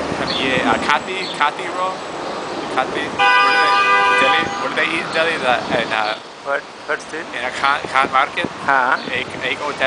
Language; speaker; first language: Hindi; non-native, learner; English